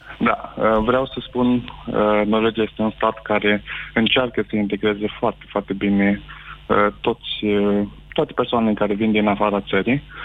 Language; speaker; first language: Romanian; native; Romanian